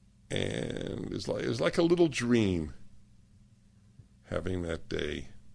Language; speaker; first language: English; native; English